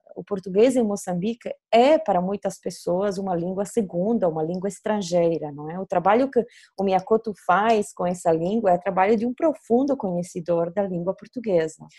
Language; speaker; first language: Portuguese; native; Portuguese